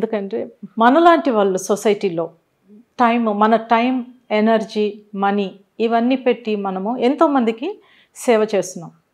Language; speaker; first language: Telugu; native; Telugu